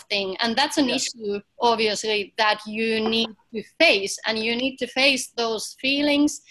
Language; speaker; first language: English; non-native, fluent; Finnish